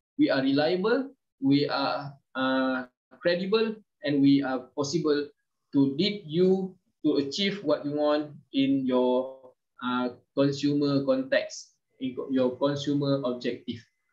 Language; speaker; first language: English; non-native, local second language; Malay